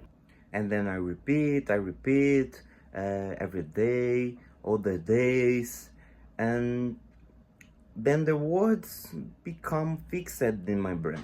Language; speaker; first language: English; non-native, learner; Portuguese